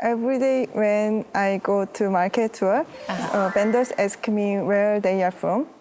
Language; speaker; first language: English; non-native, learner; Korean